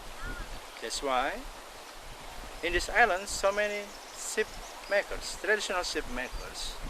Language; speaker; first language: English; non-native, local second language; Indonesian